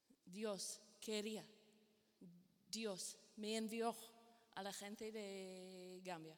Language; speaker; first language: Spanish; non-native, learner; English